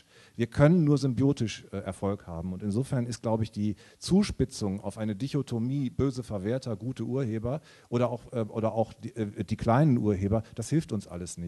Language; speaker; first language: German; native; German